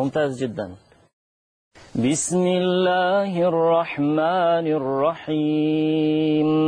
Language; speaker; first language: Arabic; non-native, fluent; Albanian